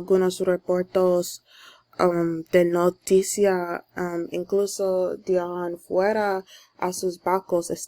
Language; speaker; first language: Spanish; non-native, learner; English